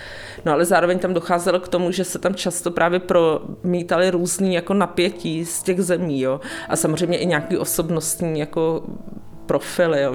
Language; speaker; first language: Czech; native; Czech